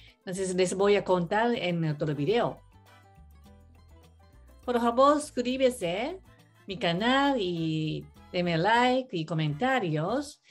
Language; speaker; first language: Spanish; non-native, learner; Japanese